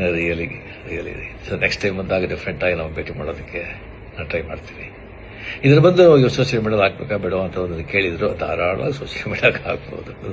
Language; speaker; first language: Kannada; non-native, local second language; Marathi